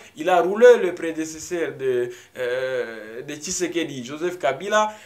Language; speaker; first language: French; non-native, local second language; Swahili